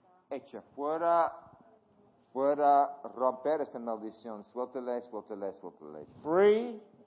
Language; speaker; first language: Spanish; non-native, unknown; English